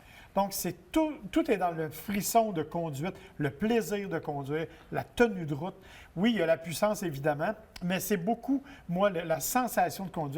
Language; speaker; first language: French; native; French